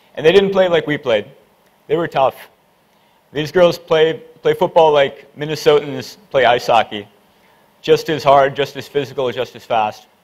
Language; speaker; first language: English; native; English